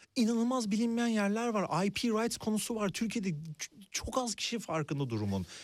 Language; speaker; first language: Turkish; native; Turkish